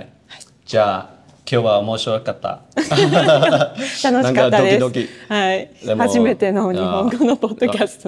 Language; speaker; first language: Japanese; non-native, learner; Vietnamese